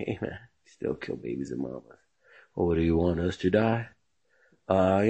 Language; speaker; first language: English; native; English